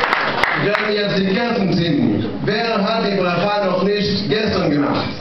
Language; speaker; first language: German; non-native, learner; Russian